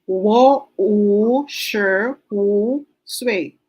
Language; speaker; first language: Chinese; non-native, learner; Filipino